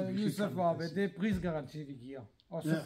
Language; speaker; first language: Danish; non-native, fluent; Kurdish